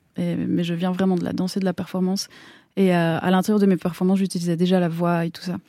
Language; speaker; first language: French; native; French